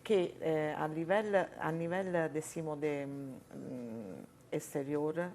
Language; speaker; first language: Spanish; non-native, fluent; Italian